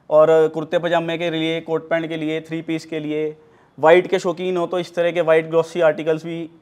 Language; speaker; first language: Hindi; native; Hindi